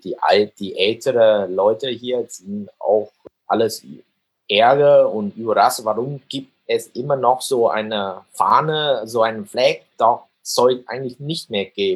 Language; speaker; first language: German; non-native, fluent; Vietnamese